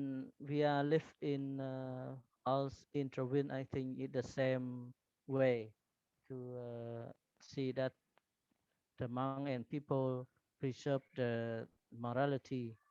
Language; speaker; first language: English; non-native, learner; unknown